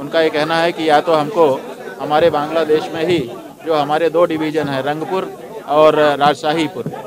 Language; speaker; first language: Hindi; native; Hindi